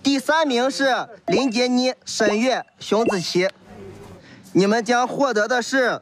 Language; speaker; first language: Chinese; native; Chinese